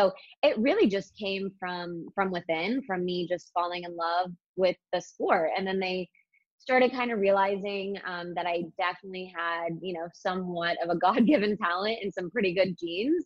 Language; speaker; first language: English; native; English